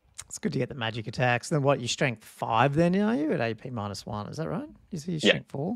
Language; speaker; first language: English; native; English